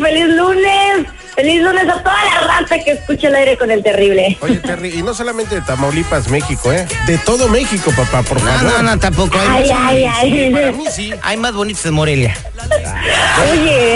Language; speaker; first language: Spanish; native; Spanish